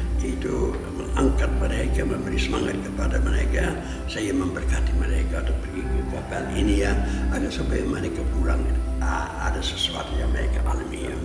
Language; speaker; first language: Indonesian; non-native, fluent; Dutch